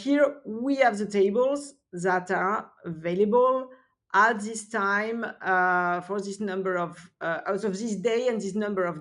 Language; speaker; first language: English; non-native, fluent; French